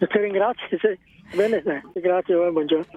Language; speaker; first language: Italian; non-native, learner; Vietnamese